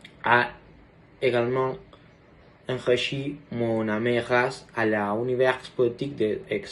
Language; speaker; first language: French; non-native, learner; Spanish